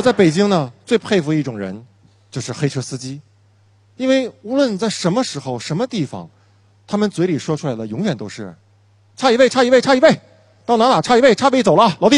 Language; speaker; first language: Chinese; native; Chinese